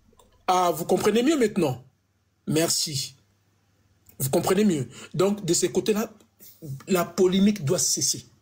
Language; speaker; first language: French; non-native, local second language; Lingala